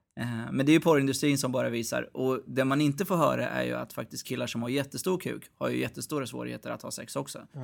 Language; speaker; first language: Swedish; early bilingual, other home language; Arabic